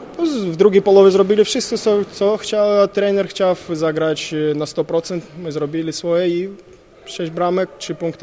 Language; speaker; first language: Polish; non-native, learner; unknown